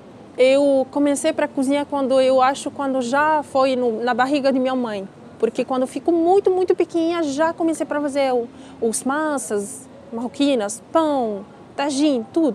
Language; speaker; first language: Portuguese; non-native, learner; Arabic